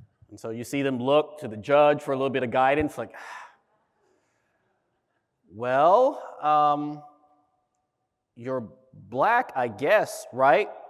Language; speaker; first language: English; early bilingual, other home language; German